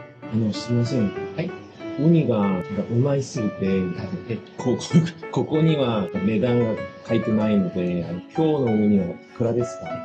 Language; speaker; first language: Japanese; non-native, learner; Korean